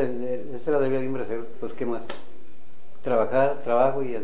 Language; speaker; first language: Spanish; native; Spanish